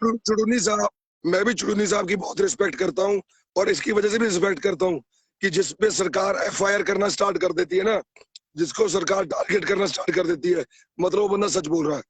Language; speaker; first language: Hindi; non-native, local second language; Punjabi